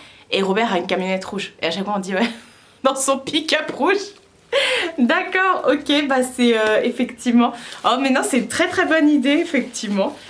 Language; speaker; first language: French; native; French